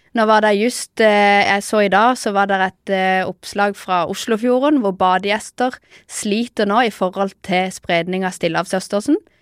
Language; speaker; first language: Norwegian; native; Norwegian